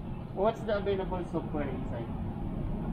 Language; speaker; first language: English; non-native, local second language; Filipino